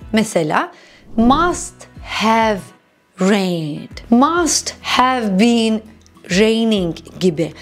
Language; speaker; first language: English; non-native, fluent; Turkish